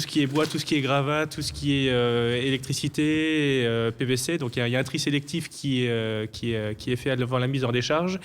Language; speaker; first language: French; native; French